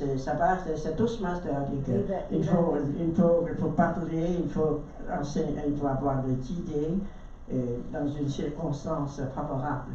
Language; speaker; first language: French; non-native, learner; Vietnamese